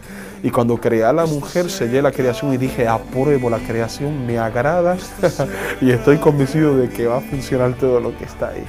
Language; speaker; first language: Spanish; native; Spanish